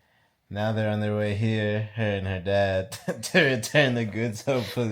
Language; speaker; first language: English; native; English